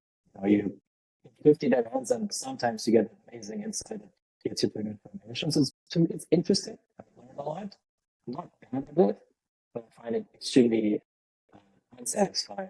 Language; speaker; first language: English; non-native, fluent; Lithuanian